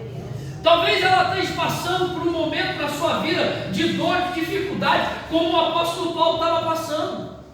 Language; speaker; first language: Portuguese; native; Portuguese